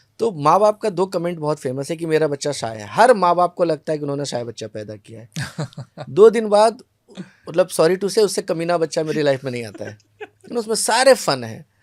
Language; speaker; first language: Hindi; native; Hindi